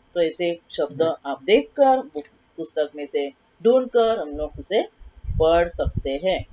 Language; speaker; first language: Hindi; non-native, local second language; Marathi